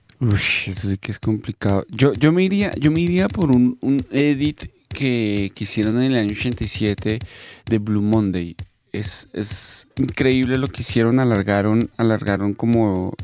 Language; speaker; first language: Spanish; native; Spanish